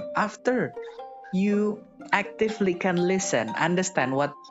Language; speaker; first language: English; non-native, fluent; Indonesian